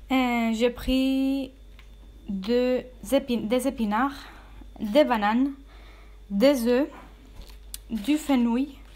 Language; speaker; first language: French; non-native, fluent; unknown